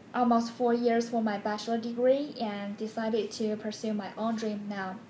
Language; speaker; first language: English; non-native, fluent; Chinese